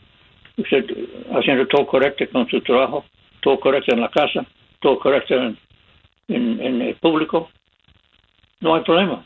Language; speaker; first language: Spanish; non-native, fluent; English